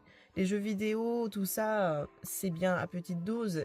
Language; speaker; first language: French; native; French